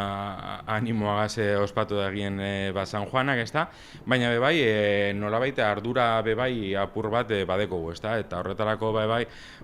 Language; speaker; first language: Basque; native; Basque